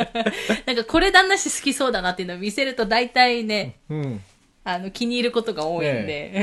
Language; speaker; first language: Japanese; native; Japanese